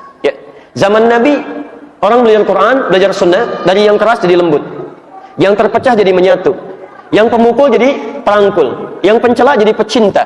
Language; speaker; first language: Indonesian; native; Indonesian